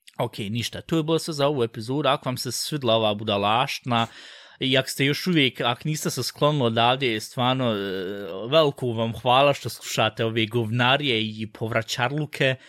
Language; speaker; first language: Bosnian; early bilingual, heritage; Bosnian